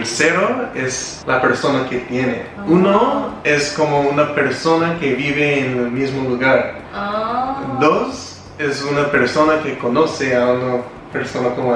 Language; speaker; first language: Spanish; non-native, learner; English